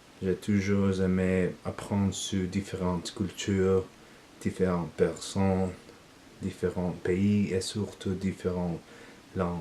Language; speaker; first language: French; non-native, learner; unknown